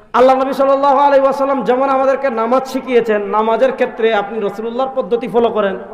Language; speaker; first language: Bangla; native; Bangla